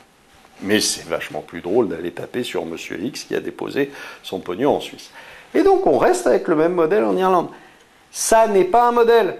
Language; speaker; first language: French; native; French